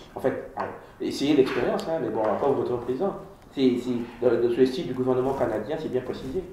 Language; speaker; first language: French; non-native, local second language; Kongo